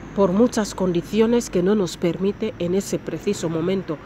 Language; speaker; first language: Spanish; non-native, local second language; Fang